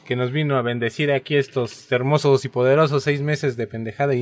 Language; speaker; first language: Spanish; native; Spanish